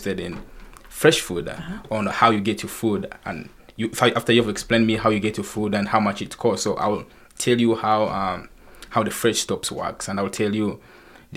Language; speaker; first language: English; non-native, fluent; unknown